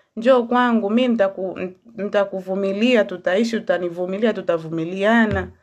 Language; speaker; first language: Swahili; native; Swahili